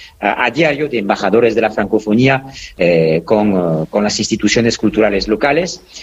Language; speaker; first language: Spanish; non-native, fluent; French